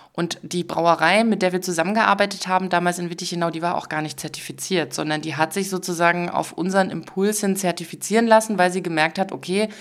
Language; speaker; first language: German; native; German